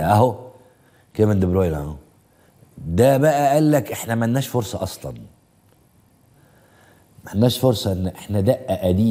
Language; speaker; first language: Arabic; native; Arabic